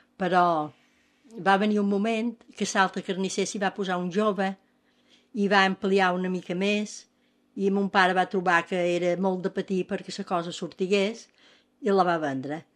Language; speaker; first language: Catalan; native; Catalan